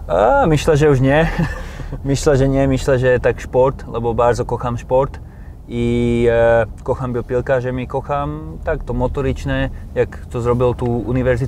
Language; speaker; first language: Polish; non-native, learner; Slovak